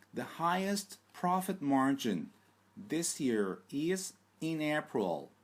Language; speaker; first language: English; non-native, fluent; Turkish